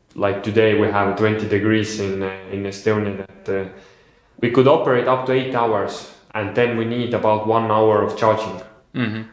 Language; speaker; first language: English; non-native, fluent; Estonian